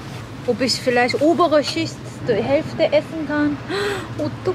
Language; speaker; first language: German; non-native, learner; Korean